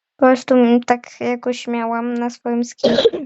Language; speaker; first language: Polish; native; Polish